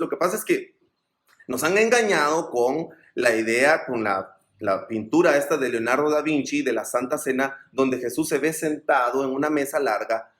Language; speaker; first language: Spanish; native; Spanish